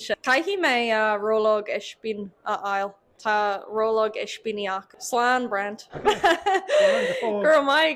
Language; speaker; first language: Irish; non-native, local second language; English